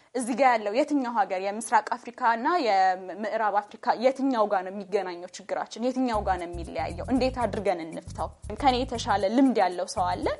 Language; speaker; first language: Amharic; native; Amharic